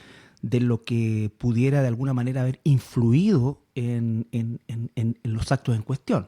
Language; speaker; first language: Spanish; native; Spanish